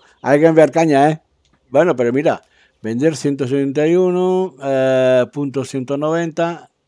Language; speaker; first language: Spanish; native; Spanish